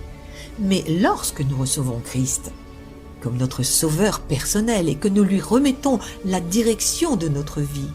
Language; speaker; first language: French; native; French